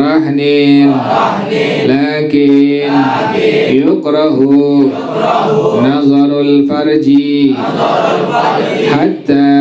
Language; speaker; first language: Arabic; non-native, fluent; Indonesian